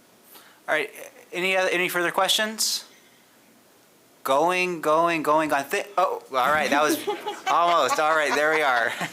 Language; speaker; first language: English; native; English